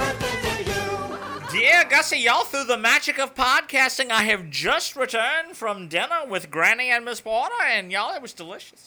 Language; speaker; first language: English; native; English